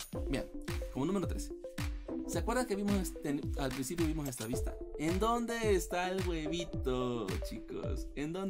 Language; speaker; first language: Spanish; native; Spanish